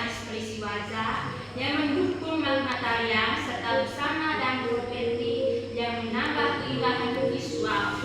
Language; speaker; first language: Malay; non-native, local second language; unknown